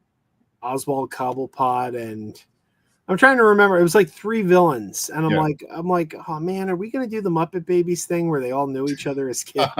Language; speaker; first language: English; native; English